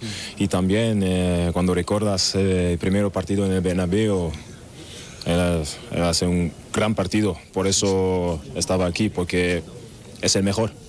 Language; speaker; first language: Spanish; non-native, learner; German